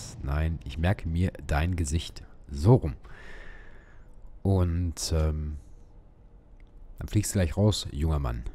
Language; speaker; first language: German; native; German